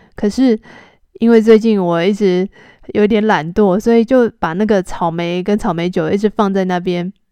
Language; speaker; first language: Chinese; native; Chinese